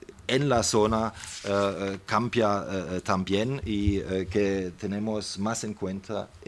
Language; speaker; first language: Spanish; non-native, fluent; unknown